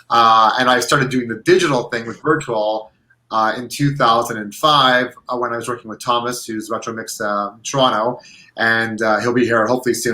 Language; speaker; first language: English; native; English